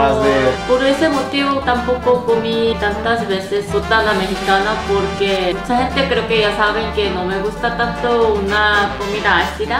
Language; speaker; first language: Spanish; non-native, learner; Korean